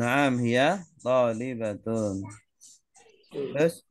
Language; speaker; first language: Arabic; non-native, fluent; Indonesian